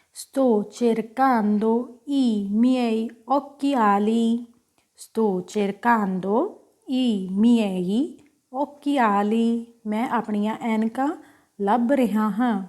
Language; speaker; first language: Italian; non-native, fluent; Punjabi